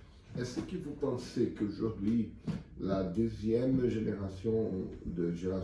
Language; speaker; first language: French; non-native, learner; Portuguese